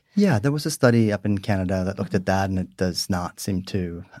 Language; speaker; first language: English; early bilingual, other home language; Swedish